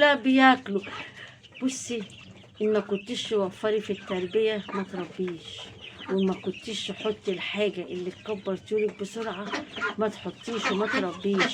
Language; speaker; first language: Arabic; native; Arabic